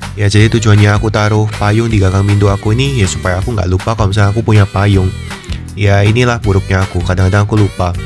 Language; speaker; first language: Indonesian; native; Indonesian